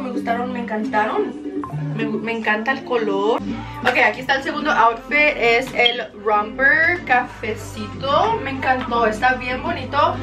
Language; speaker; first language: Spanish; early bilingual, heritage; Spanish